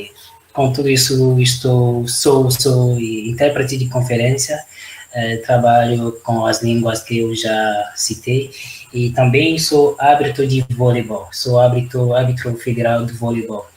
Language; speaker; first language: Portuguese; non-native, fluent; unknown